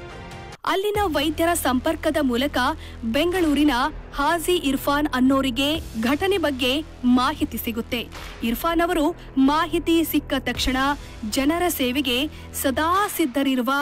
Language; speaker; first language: Kannada; native; Kannada